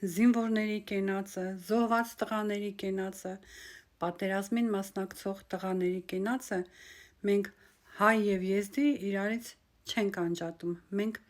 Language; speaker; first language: Armenian; native; Armenian